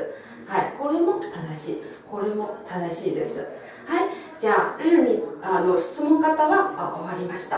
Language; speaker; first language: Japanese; non-native, local second language; Chinese